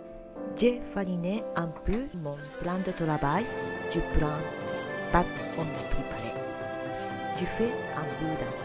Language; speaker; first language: French; non-native, learner; Japanese